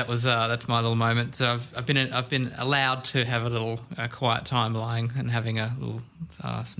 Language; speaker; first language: English; native; English